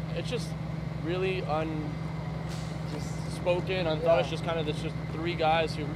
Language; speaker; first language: English; native; English